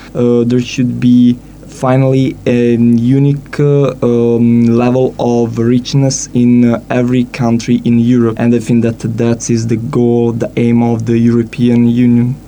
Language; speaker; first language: English; non-native, fluent; Italian